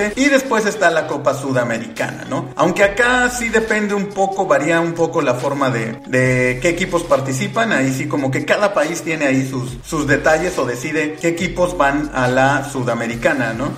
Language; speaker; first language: Spanish; native; Spanish